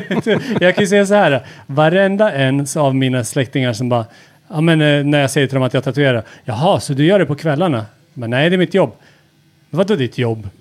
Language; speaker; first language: Swedish; early bilingual, other home language; Serbian